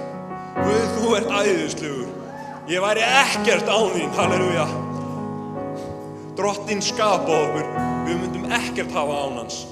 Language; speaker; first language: Icelandic; native; Icelandic